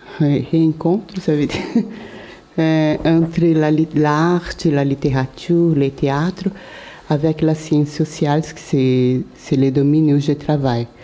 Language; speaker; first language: French; non-native, learner; Portuguese